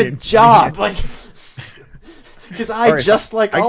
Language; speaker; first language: English; native; English